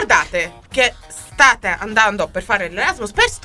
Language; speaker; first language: Italian; native; Italian